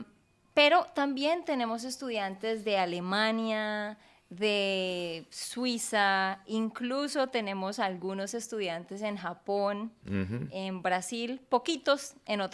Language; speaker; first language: Spanish; native; Spanish